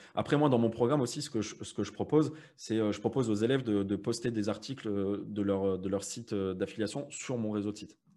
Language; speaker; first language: French; native; French